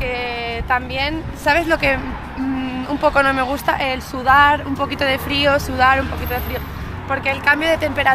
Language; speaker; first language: Spanish; non-native, learner; Italian